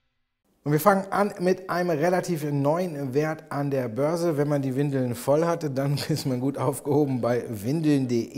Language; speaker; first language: German; native; German